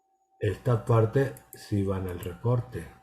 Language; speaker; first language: Spanish; native; Spanish